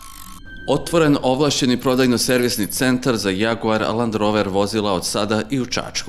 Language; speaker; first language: Serbian; native; Serbian